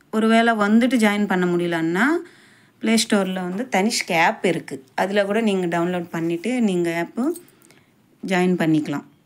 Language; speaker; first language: Tamil; non-native, local second language; Telugu